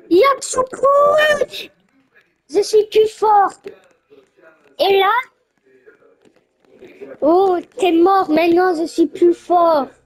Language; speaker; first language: French; native; French